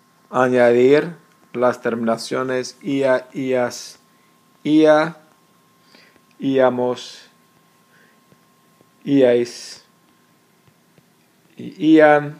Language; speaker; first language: Spanish; non-native, fluent; English